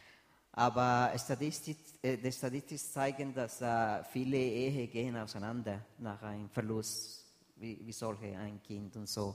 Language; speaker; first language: German; non-native, fluent; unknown